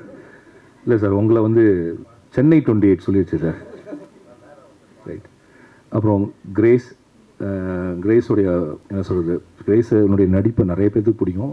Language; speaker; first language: Tamil; native; Tamil